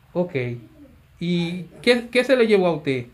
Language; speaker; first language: Spanish; native; Spanish